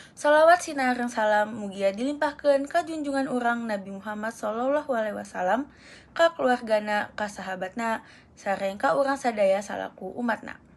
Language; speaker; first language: Sundanese; native; Sundanese